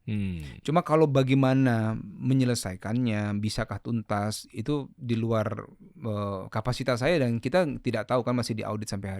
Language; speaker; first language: Indonesian; native; Indonesian